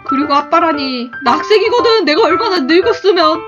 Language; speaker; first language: Korean; native; Korean